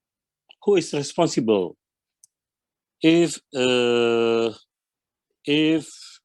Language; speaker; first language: English; non-native, learner; Indonesian